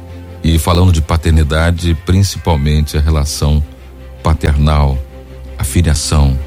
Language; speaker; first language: Portuguese; native; Portuguese